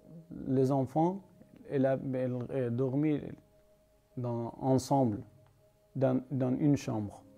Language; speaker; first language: French; non-native, learner; Persian